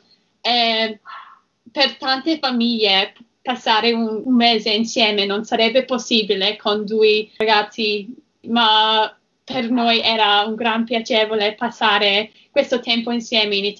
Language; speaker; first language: Italian; non-native, learner; English